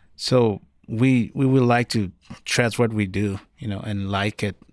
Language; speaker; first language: English; non-native, fluent; Arabic